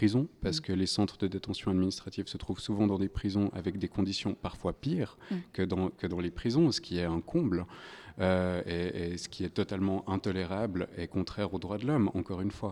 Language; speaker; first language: French; native; French